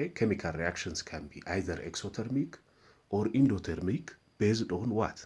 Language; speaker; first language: English; non-native, local second language; Amharic